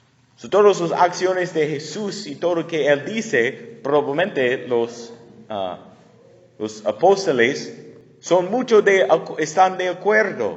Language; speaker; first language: Spanish; non-native, learner; English